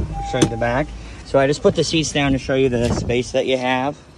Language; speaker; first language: English; native; English